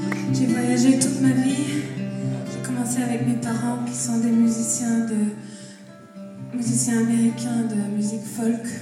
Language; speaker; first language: French; early bilingual, other home language; English